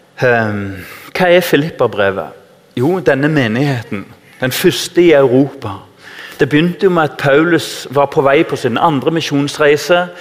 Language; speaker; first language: Norwegian; native; Norwegian